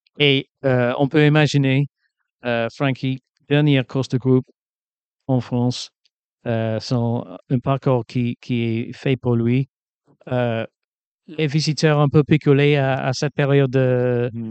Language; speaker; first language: French; non-native, fluent; English